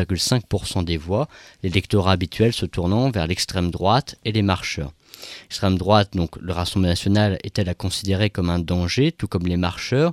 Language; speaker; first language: French; native; French